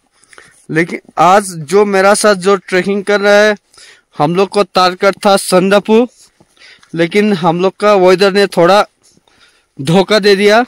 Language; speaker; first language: Hindi; non-native, local second language; Nepali